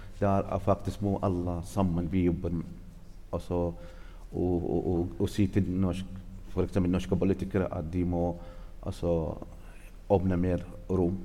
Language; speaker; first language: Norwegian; non-native, learner; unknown